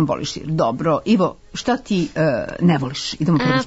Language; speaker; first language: Serbian; native; Serbian